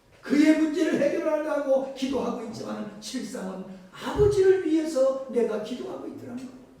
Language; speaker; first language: Korean; native; Korean